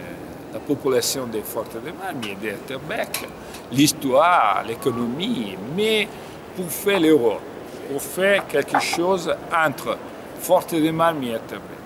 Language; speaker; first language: French; non-native, learner; Italian